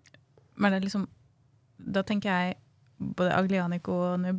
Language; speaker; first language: Norwegian; native; Norwegian